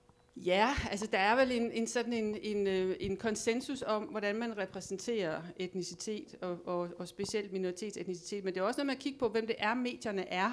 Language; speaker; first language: Danish; native; Danish